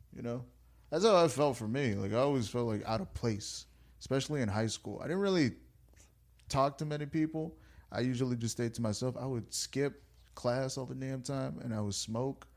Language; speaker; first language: English; native; English